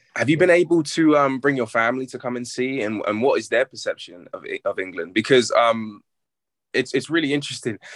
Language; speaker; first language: English; native; English